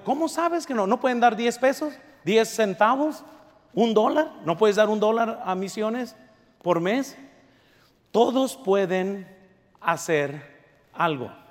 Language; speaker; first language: Spanish; early bilingual, heritage; Spanish